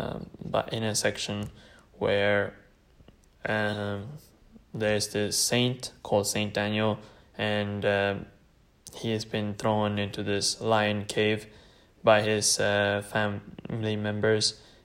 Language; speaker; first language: English; non-native, fluent; Tamil